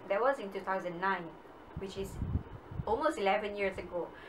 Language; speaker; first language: English; non-native, local second language; Malay